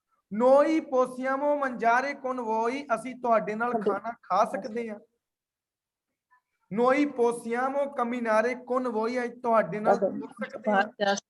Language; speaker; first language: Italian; non-native, fluent; Punjabi